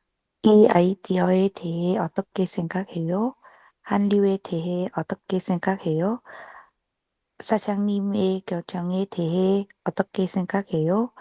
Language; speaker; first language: Korean; non-native, learner; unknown